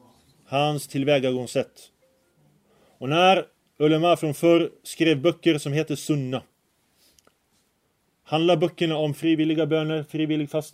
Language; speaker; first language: Swedish; early bilingual, other home language; Arabic